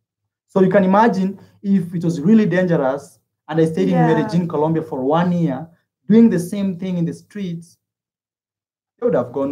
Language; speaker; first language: English; non-native, fluent; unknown